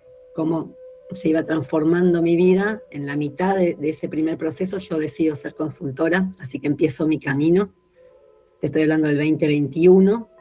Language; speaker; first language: Spanish; native; Spanish